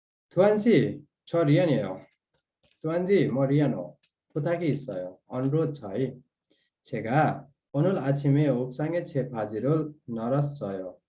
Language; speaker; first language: Korean; non-native, learner; Nepali